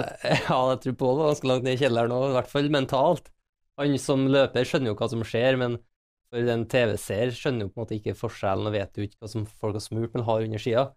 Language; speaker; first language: Norwegian; native; Norwegian